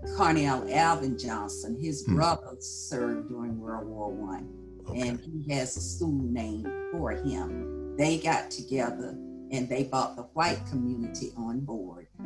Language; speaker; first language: English; native; English